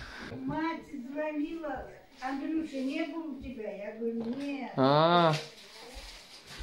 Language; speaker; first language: Russian; native; Russian